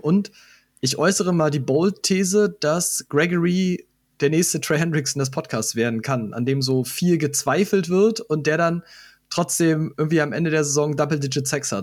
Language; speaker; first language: German; native; German